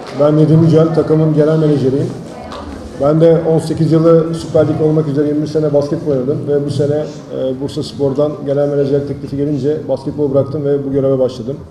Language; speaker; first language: Turkish; native; Turkish